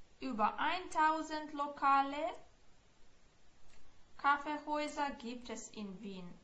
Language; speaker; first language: German; non-native, fluent; Ukrainian